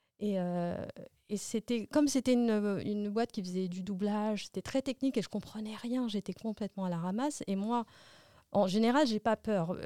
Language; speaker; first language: French; early bilingual, other home language; Arabic